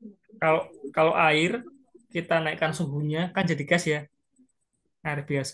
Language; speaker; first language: Indonesian; native; Indonesian